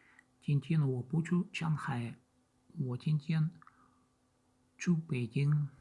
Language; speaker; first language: Chinese; non-native, learner; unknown